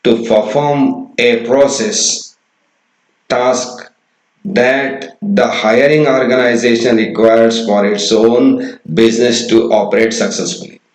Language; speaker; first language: English; non-native, local second language; Kannada